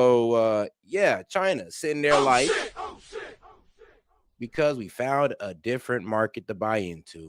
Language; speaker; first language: English; native; English